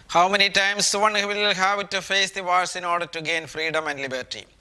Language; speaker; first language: English; non-native, local second language; Malayalam